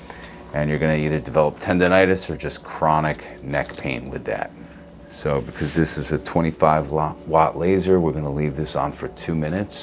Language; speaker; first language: English; native; English